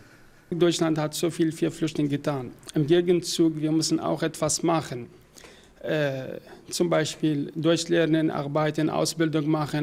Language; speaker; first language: German; non-native, learner; Arabic